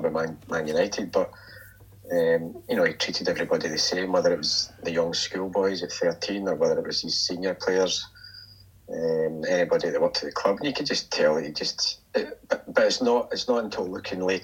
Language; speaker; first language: English; native; English